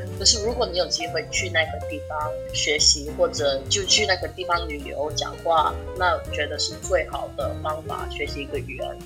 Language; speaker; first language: Chinese; early bilingual, heritage; English